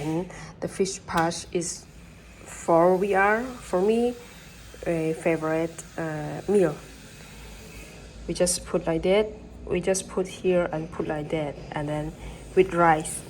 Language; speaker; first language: English; non-native, learner; Burmese